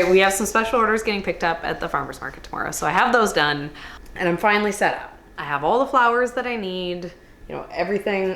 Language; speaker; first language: English; native; English